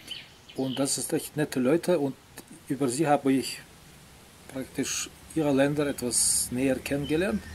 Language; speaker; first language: German; non-native, fluent; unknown